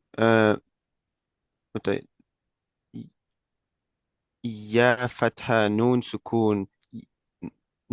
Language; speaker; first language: Arabic; non-native, learner; Estonian